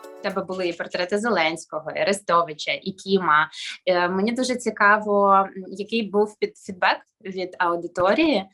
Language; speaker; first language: Ukrainian; native; Ukrainian